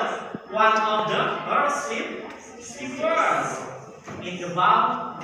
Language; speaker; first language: English; non-native, learner; Indonesian